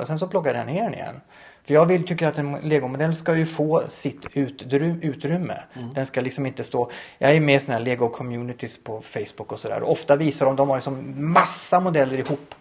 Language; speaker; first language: Swedish; native; Swedish